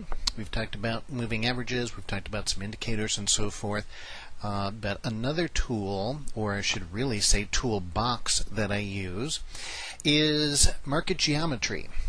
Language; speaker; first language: English; native; English